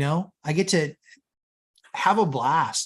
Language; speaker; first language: English; native; English